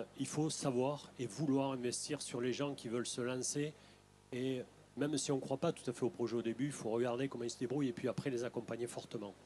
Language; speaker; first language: French; native; French